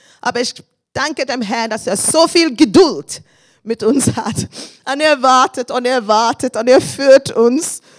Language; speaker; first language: German; non-native, fluent; English